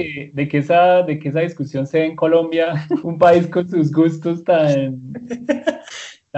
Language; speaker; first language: Spanish; native; Spanish